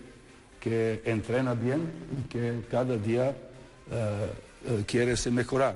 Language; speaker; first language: Spanish; non-native, fluent; Serbian